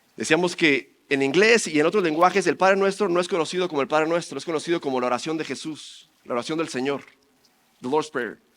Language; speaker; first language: Spanish; native; Spanish